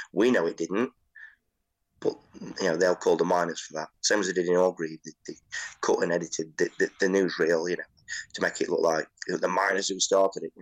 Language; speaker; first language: English; native; English